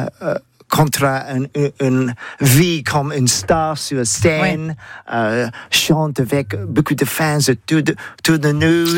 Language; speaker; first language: French; non-native, learner; English